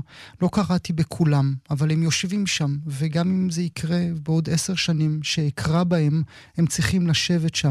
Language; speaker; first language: Hebrew; native; Hebrew